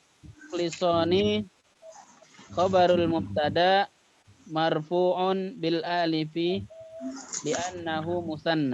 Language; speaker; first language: Arabic; non-native, learner; Indonesian